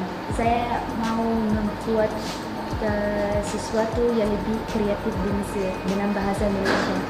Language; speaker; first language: Indonesian; non-native, learner; Arabic